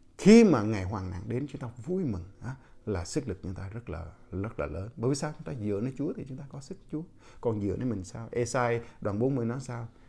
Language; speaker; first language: Vietnamese; non-native, local second language; Jarai